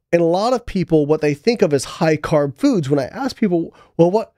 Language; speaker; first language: English; native; English